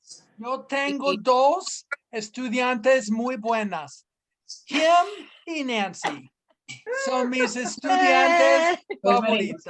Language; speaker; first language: Spanish; non-native, fluent; English